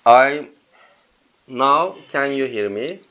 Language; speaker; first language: English; non-native, learner; Turkish